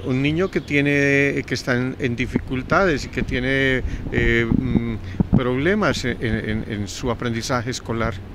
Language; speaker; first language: Spanish; non-native, fluent; French